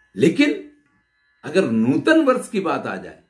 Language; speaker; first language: Hindi; native; Hindi